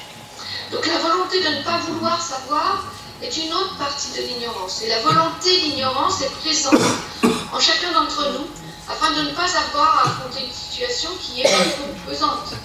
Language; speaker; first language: French; native; French